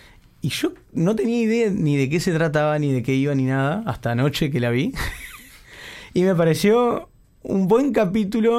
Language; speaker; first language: Spanish; native; Spanish